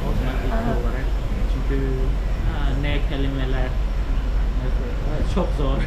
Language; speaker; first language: Turkish; non-native, fluent; Khmer